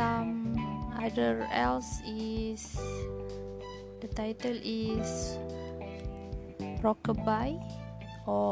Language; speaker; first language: English; non-native, learner; Malay